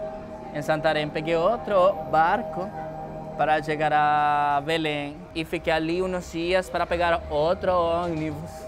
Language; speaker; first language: Portuguese; non-native, fluent; Spanish